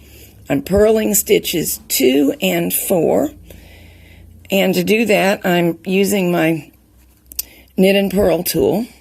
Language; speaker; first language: English; native; English